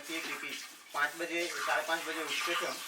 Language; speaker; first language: Hindi; native; Hindi